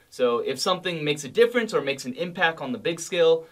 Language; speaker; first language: English; native; English